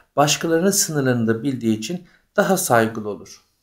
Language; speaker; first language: Turkish; native; Turkish